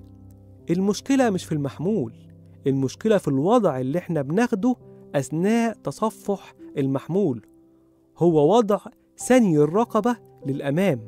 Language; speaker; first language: Arabic; native; Arabic